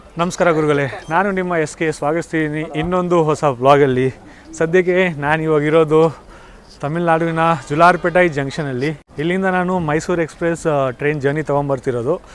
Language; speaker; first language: Kannada; non-native, local second language; Hindi